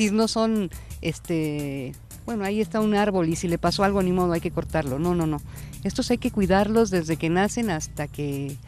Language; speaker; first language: Spanish; native; Spanish